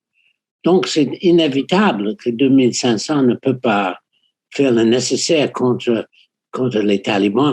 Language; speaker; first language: French; non-native, fluent; English